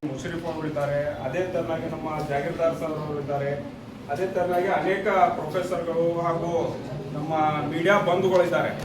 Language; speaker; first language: Kannada; non-native, local second language; Urdu